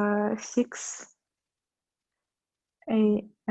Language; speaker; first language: English; non-native, learner; Russian